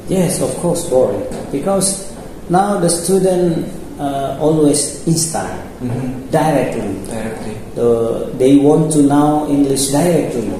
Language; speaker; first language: English; non-native, local second language; Indonesian